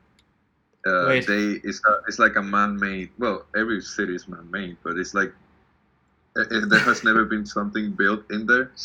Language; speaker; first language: English; non-native, fluent; Spanish